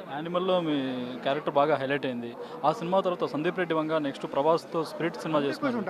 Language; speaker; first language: Telugu; native; Telugu